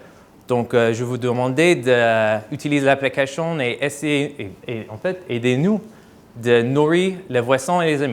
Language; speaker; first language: French; non-native, fluent; English